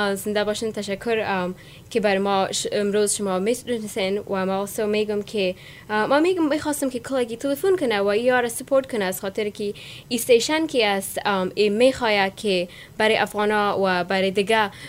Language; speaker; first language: Persian; early bilingual, heritage; Persian